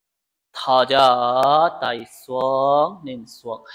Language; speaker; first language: Vietnamese; non-native, learner; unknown